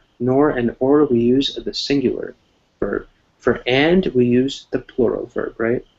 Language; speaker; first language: English; non-native, fluent; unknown